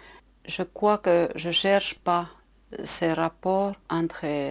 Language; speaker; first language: French; non-native, fluent; Finnish